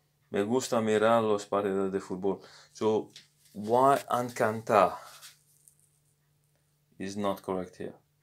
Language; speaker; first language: Spanish; non-native, learner; Morisyen